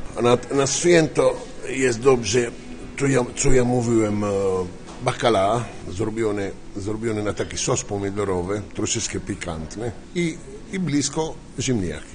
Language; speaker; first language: Polish; non-native, learner; Italian